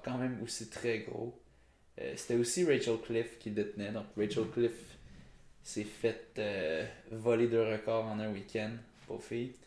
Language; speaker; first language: French; native; French